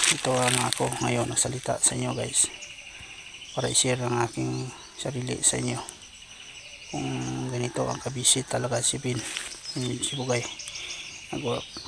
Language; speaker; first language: Filipino; non-native, local second language; Cebuano